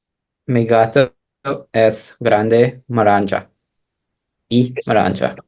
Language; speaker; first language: Spanish; non-native, learner; English